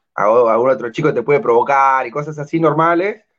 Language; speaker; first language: Spanish; native; Spanish